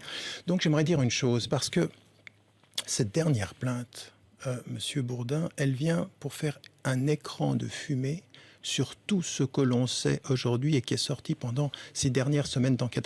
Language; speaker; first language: French; early bilingual, other home language; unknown